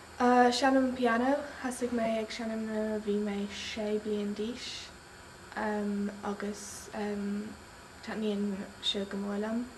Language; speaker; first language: Irish; non-native, local second language; English